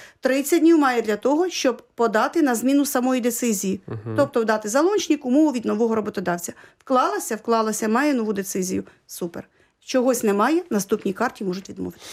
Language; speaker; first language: Ukrainian; native; Ukrainian